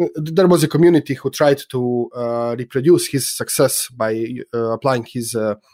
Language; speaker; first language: English; non-native, fluent; Croatian